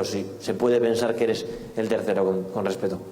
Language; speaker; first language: Spanish; native; Spanish